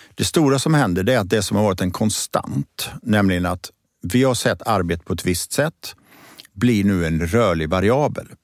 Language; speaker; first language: Swedish; native; Swedish